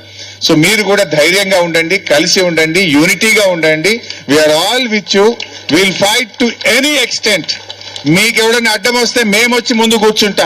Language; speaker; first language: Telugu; native; Telugu